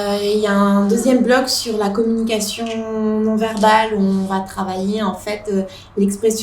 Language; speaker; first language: French; native; French